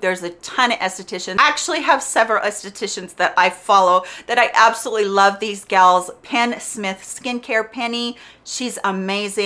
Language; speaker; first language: English; native; English